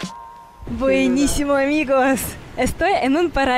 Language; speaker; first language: Spanish; non-native, fluent; Russian